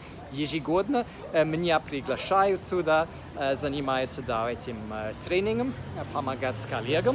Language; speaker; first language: Russian; non-native, fluent; English